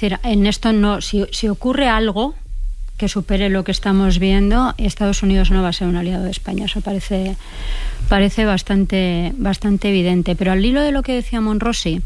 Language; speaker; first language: Spanish; native; Spanish